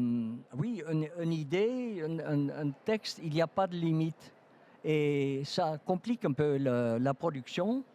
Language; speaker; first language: French; non-native, fluent; Dutch